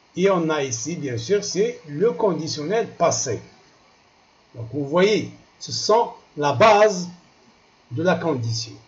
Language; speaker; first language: French; non-native, local second language; Arabic